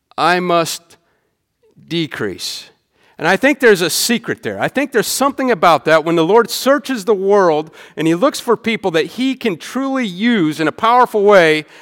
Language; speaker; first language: English; native; English